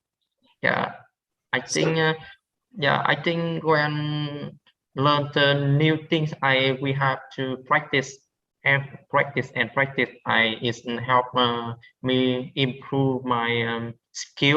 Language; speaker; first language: English; non-native, learner; Vietnamese